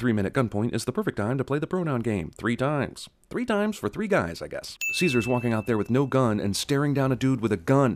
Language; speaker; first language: English; native; English